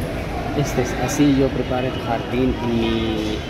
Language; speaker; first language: Spanish; non-native, learner; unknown